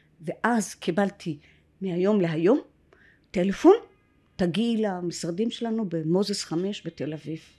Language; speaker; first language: Hebrew; native; Hebrew